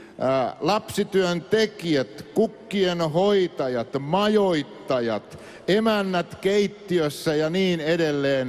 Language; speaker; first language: Finnish; native; Finnish